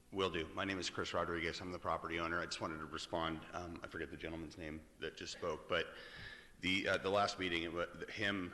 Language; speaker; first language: English; native; English